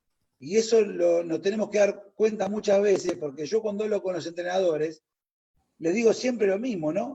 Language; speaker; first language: Spanish; native; Spanish